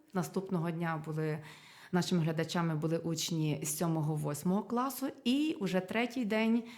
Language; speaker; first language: Ukrainian; native; Ukrainian